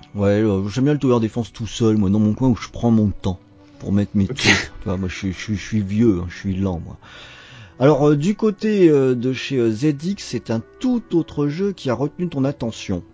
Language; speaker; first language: French; native; French